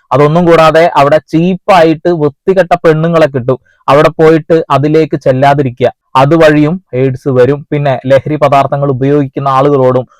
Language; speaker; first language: Malayalam; native; Malayalam